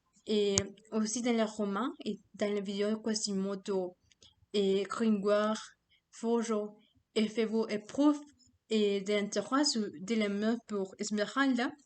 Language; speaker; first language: French; non-native, learner; Spanish